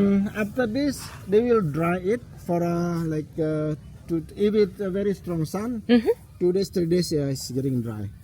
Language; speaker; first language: English; non-native, learner; Indonesian